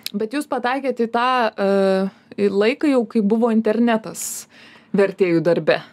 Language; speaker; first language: Lithuanian; native; Lithuanian